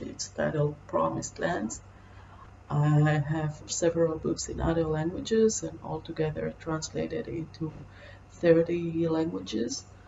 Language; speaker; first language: English; non-native, fluent; Hebrew